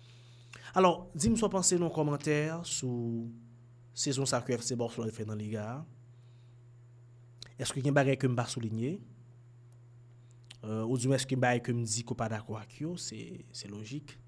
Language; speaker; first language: French; non-native, local second language; Haitian Creole